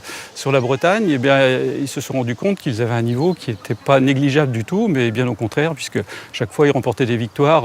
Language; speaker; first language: French; native; French